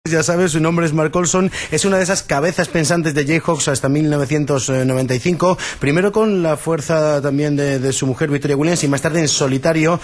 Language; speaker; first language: Spanish; native; Spanish